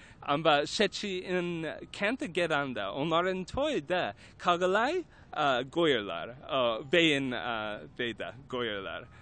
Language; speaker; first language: Turkish; non-native, learner; English